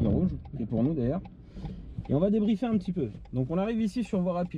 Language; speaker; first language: French; native; French